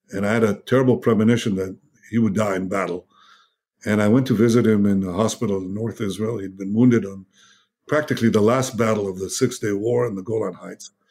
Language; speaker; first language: English; non-native, fluent; Hebrew